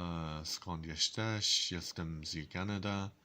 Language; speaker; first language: Polish; non-native, learner; English